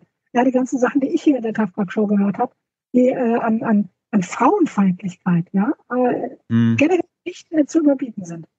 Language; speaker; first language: German; native; German